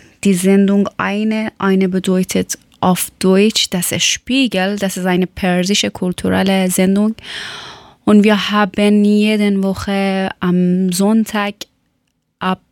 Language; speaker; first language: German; non-native, learner; Persian